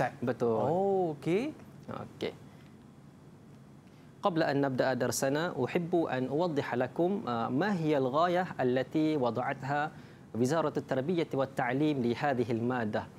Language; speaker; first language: Arabic; non-native, fluent; Malay